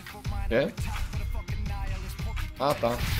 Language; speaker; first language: Portuguese; native; Portuguese